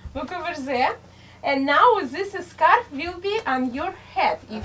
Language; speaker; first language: English; non-native, learner; Russian